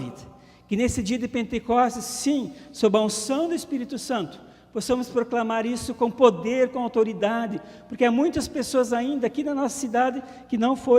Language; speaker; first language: Portuguese; native; Portuguese